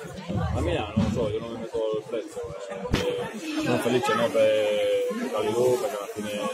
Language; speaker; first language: Italian; non-native, fluent; Spanish